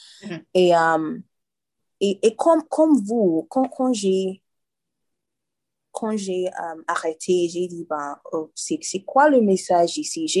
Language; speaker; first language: French; non-native, learner; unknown